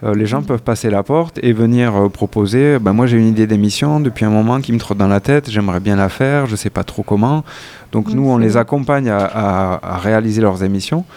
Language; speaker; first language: French; native; French